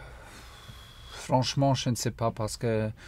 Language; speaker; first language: French; non-native, fluent; German